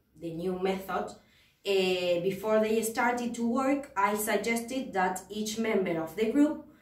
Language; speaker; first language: English; non-native, fluent; Spanish